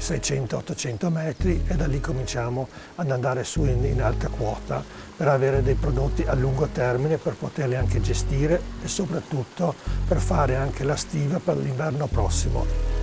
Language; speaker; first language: Italian; non-native, local second language; German